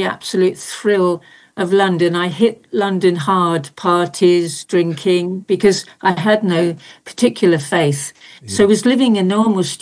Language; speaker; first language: English; native; English